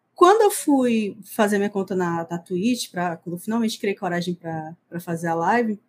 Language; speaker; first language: Portuguese; native; Portuguese